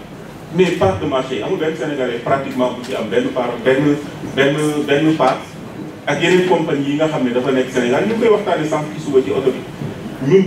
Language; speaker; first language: French; non-native, local second language; Wolof